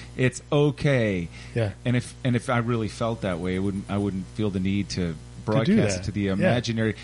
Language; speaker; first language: English; native; English